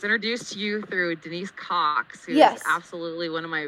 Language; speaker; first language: English; native; English